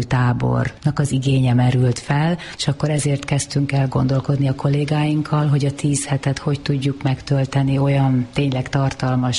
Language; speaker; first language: Hungarian; native; Hungarian